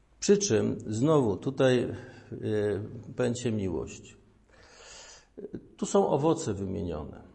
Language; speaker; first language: Polish; native; Polish